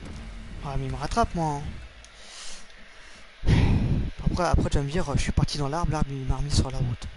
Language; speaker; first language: French; native; French